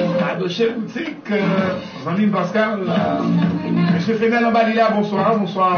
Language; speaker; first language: French; native; French